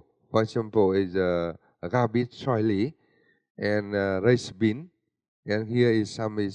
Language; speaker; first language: English; non-native, learner; Vietnamese